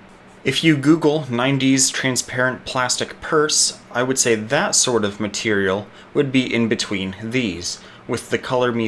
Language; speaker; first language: English; native; English